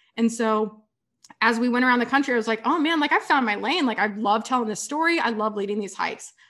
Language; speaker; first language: English; native; English